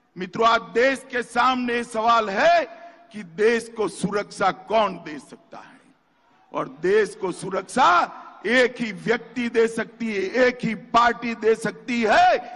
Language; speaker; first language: Hindi; non-native, local second language; Gujarati